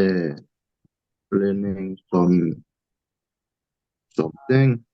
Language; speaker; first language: English; non-native, learner; Haitian Creole